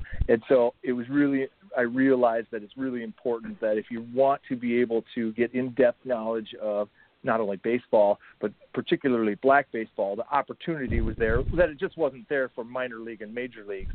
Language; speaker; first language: English; native; English